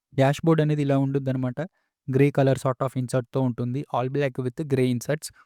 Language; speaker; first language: Telugu; native; Telugu